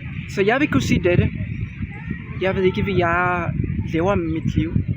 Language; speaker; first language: Danish; non-native, learner; Spanish